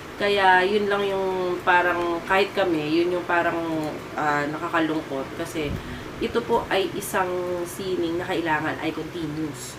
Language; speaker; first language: Filipino; native; Filipino